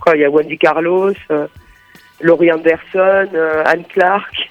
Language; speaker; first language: French; native; French